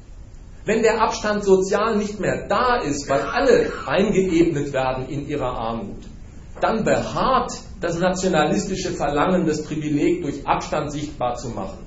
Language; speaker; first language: German; native; German